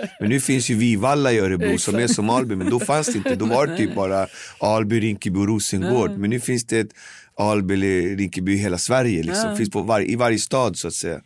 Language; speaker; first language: Swedish; native; Swedish